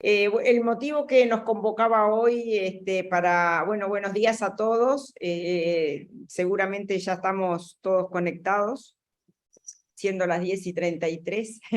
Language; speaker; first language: Spanish; native; Spanish